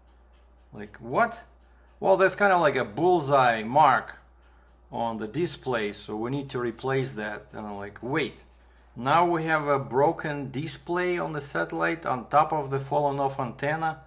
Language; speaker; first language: English; non-native, fluent; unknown